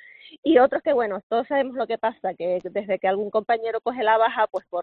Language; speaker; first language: Spanish; native; Spanish